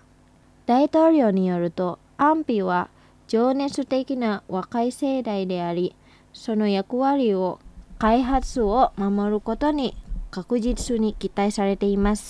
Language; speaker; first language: Japanese; non-native, fluent; Indonesian